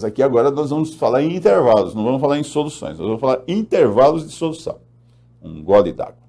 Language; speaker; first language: Portuguese; native; Portuguese